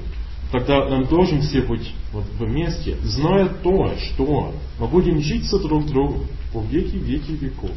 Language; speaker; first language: Russian; non-native, learner; English